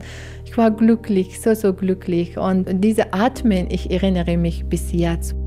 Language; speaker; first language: German; non-native, learner; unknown